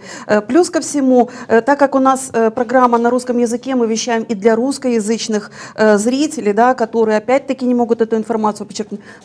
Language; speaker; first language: Russian; native; Russian